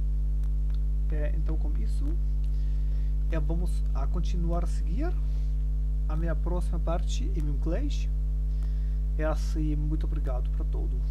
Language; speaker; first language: Portuguese; non-native, learner; German